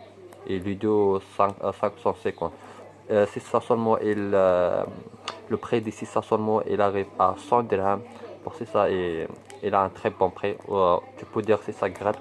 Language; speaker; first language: French; non-native, learner; Arabic